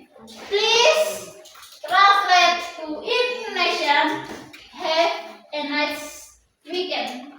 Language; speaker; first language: English; non-native, learner; Indonesian